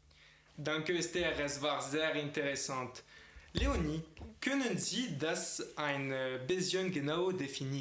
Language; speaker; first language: German; non-native, fluent; French